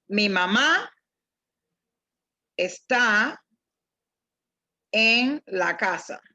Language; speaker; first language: Spanish; non-native, fluent; English